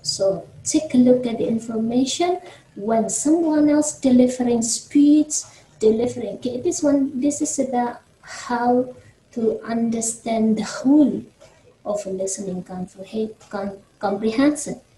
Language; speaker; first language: English; non-native, fluent; Indonesian